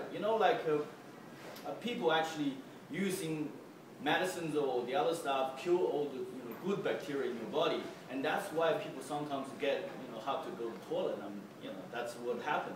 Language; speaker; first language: English; non-native, fluent; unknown